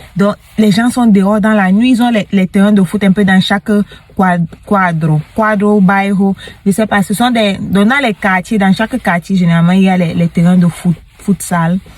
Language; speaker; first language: French; native; French